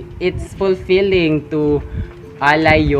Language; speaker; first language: English; non-native, local second language; Cebuano